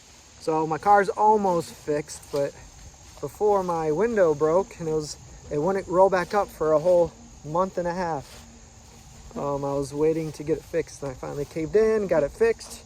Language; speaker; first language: English; native; English